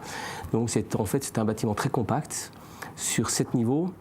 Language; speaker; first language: French; native; French